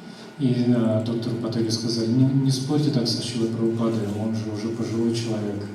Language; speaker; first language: Russian; native; Russian